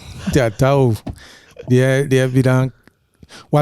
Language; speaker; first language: Indonesian; non-native, fluent; English